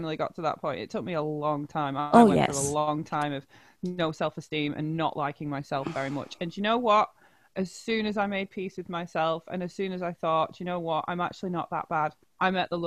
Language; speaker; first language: English; native; English